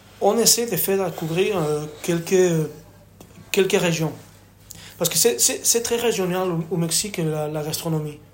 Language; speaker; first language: French; non-native, fluent; Spanish